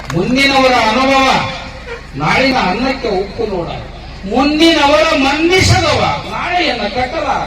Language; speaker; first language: Kannada; native; Kannada